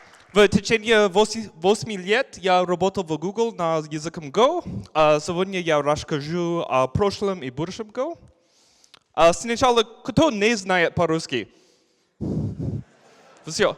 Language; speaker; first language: Russian; non-native, learner; English